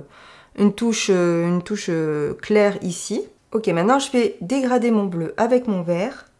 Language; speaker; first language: French; native; French